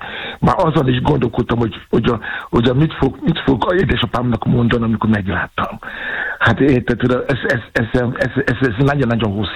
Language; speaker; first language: Hungarian; non-native, fluent; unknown